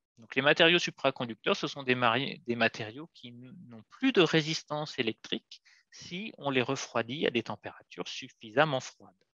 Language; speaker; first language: French; native; French